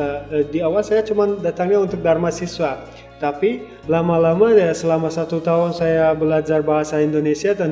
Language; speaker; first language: Indonesian; non-native, fluent; Turkmen